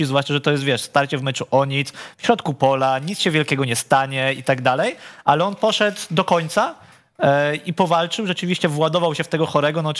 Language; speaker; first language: Polish; native; Polish